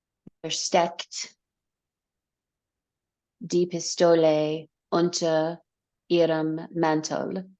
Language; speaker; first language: German; non-native, learner; English